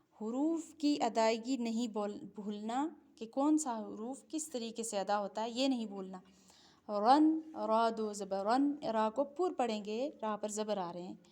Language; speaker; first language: Urdu; native; Urdu